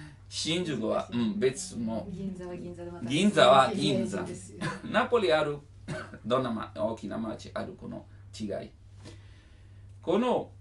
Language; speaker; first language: Japanese; non-native, learner; Italian